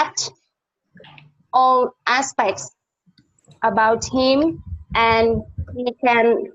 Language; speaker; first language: English; non-native, learner; Vietnamese